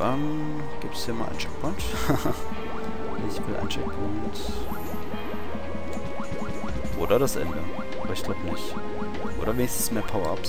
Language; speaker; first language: German; native; German